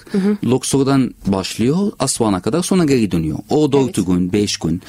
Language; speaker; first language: Turkish; non-native, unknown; Arabic